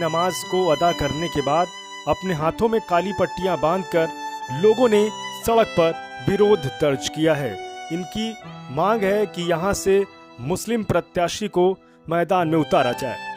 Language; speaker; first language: Hindi; native; Hindi